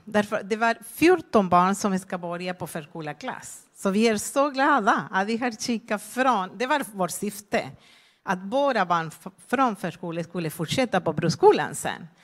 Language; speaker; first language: Swedish; non-native, fluent; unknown